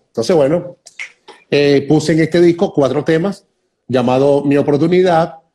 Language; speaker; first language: Spanish; native; Spanish